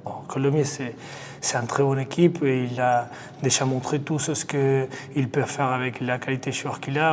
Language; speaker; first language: French; non-native, fluent; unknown